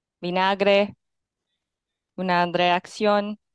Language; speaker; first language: Spanish; non-native, fluent; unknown